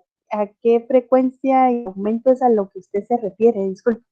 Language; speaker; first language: Spanish; native; Spanish